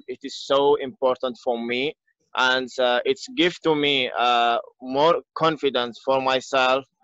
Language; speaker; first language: English; non-native, learner; Arabic